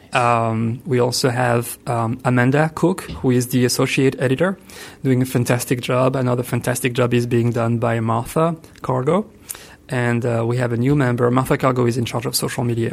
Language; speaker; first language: English; non-native, fluent; French